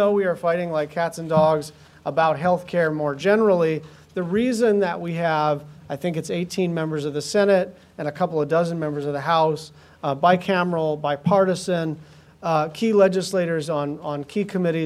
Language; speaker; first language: English; native; English